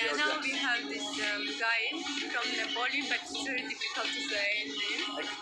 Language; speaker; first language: English; non-native, learner; Georgian